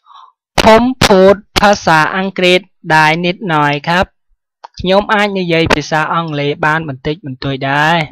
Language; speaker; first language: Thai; non-native, fluent; Khmer